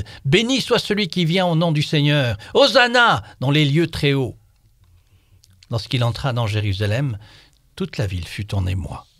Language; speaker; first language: French; native; French